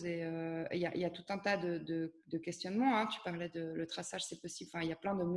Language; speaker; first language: French; native; French